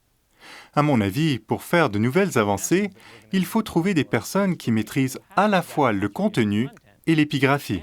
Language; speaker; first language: French; native; French